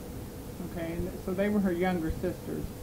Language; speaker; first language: English; native; English